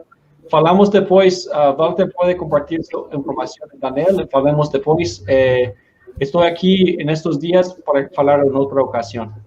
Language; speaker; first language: Portuguese; non-native, learner; Spanish